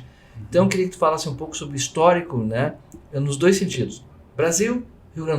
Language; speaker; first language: Portuguese; native; Portuguese